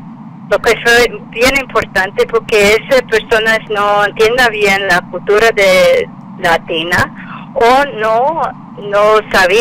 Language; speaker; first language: Spanish; non-native, fluent; English